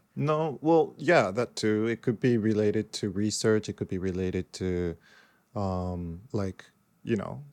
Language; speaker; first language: English; non-native, fluent; Japanese